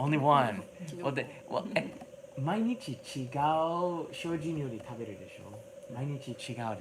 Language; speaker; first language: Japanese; non-native, learner; English